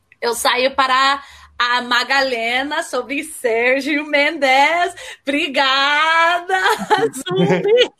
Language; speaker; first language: Portuguese; early bilingual, heritage; Portuguese